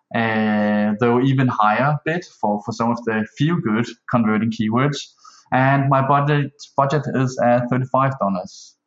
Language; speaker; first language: English; non-native, fluent; Danish